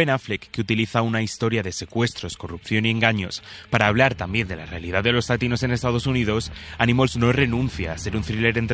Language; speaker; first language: Spanish; native; Spanish